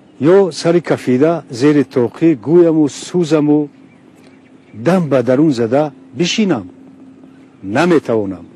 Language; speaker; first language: Tajik; non-native, local second language; Shughni